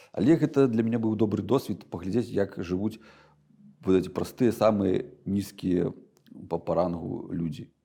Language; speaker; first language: Belarusian; native; Belarusian